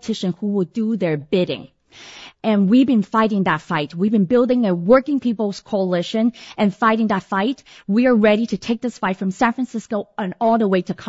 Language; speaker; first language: English; early bilingual, other home language; Cantonese